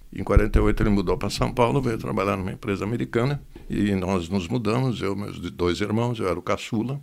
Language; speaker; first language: Portuguese; native; Portuguese